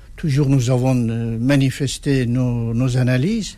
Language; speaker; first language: French; non-native, fluent; Persian